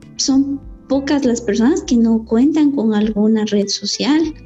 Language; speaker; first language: Spanish; native; Spanish